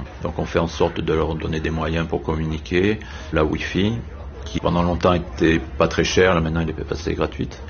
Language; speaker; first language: French; native; French